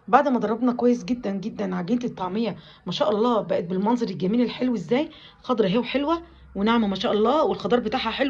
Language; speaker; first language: Arabic; native; Arabic